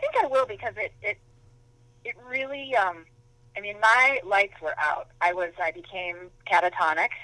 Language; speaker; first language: English; native; English